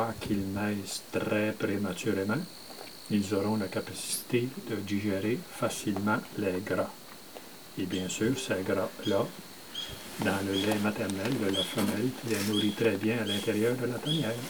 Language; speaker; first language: French; native; French